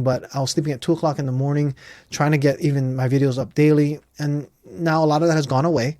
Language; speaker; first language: English; native; English